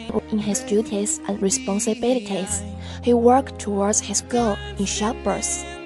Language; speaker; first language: English; non-native, fluent; Chinese